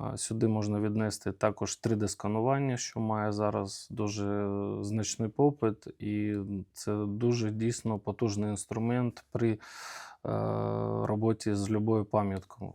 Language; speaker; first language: Ukrainian; native; Ukrainian